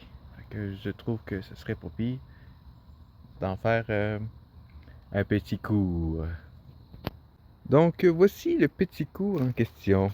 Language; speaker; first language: French; native; French